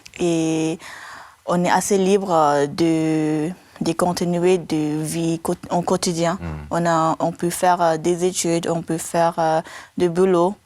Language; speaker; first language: French; non-native, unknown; Tibetan